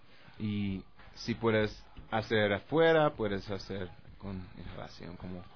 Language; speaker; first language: Spanish; non-native, learner; English